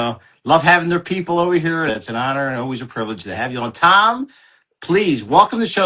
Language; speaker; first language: English; native; English